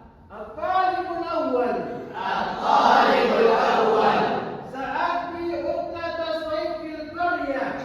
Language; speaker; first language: Arabic; non-native, fluent; Indonesian